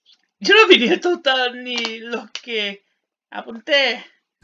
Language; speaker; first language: Spanish; non-native, learner; English